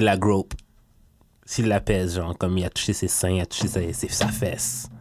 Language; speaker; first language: French; native; French